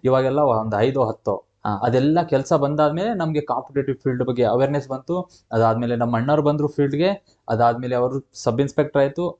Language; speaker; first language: Kannada; non-native, local second language; Lambadi